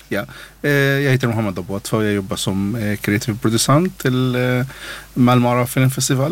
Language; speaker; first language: Swedish; non-native, learner; Arabic